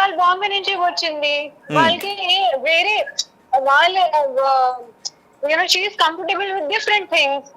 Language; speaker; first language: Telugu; non-native, local second language; Hindi